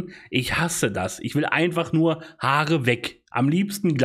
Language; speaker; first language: German; native; German